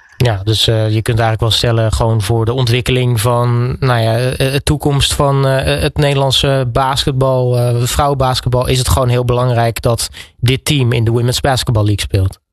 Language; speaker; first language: Dutch; native; Dutch